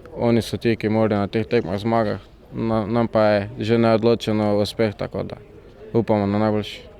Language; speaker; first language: Slovenian; native; Slovenian